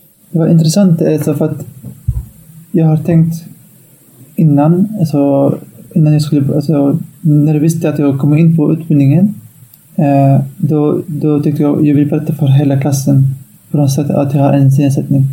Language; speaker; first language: Swedish; non-native, fluent; Arabic